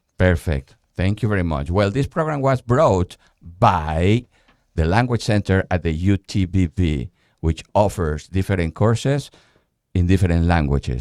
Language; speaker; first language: English; non-native, fluent; Spanish